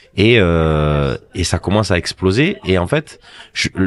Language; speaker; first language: French; native; French